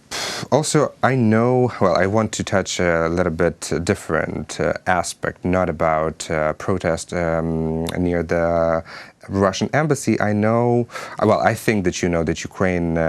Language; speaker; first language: English; non-native, fluent; Ukrainian